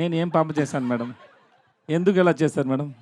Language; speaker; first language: Telugu; non-native, learner; Tamil